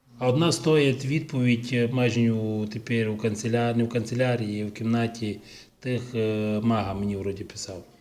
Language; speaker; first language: Ukrainian; native; Ukrainian